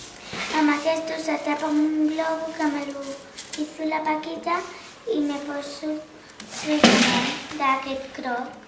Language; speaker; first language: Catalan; non-native, local second language; Spanish